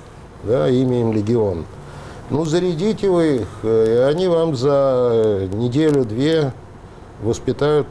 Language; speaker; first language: Russian; native; Russian